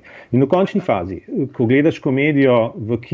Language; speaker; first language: Slovenian; native; Slovenian